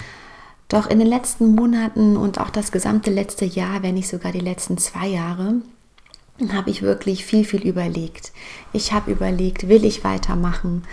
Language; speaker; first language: German; native; German